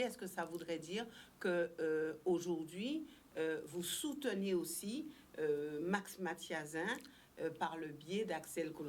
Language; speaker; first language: French; native; French